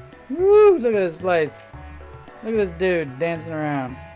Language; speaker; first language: English; native; English